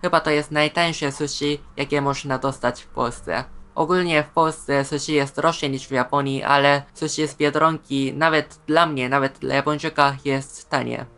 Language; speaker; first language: Polish; non-native, fluent; Japanese